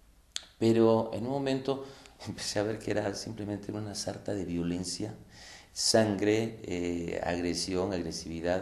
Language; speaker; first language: Spanish; native; Spanish